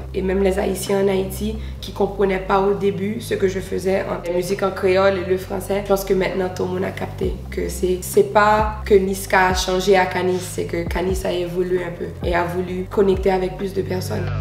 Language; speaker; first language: French; native; French